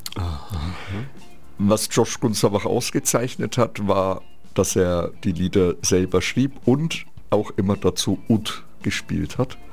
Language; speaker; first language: German; early bilingual, other home language; Turkish